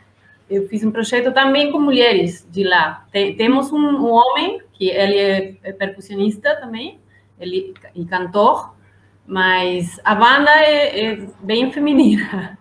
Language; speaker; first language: Portuguese; non-native, learner; Spanish